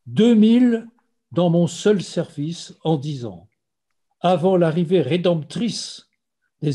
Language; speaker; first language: French; native; French